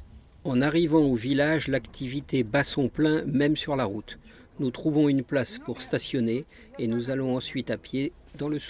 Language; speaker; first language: French; native; French